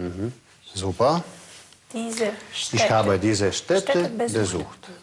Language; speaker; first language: German; non-native, fluent; Russian